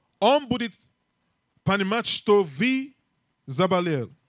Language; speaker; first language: Russian; non-native, learner; English